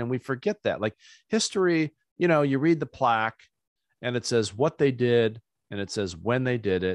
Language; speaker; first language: English; native; English